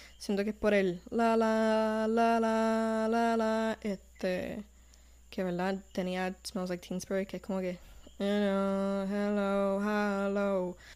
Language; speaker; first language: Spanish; early bilingual, heritage; Spanish